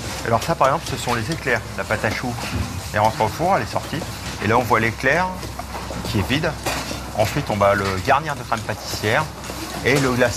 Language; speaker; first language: French; native; French